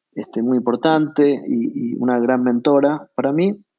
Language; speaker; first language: Spanish; native; Spanish